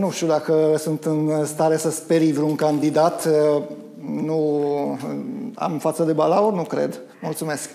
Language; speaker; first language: Romanian; native; Romanian